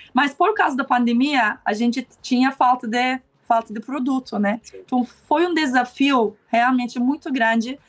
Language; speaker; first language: Portuguese; non-native, fluent; Turkish